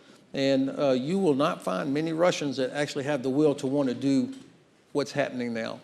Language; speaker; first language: English; native; English